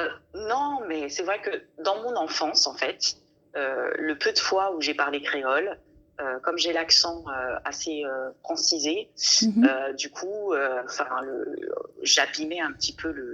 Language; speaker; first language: French; native; French